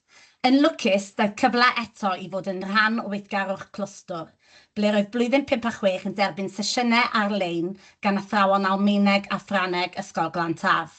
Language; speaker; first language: Welsh; native; Welsh